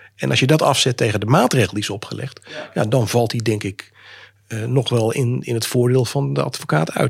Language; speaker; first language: Dutch; native; Dutch